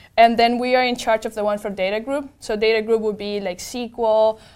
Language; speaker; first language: English; non-native, fluent; Spanish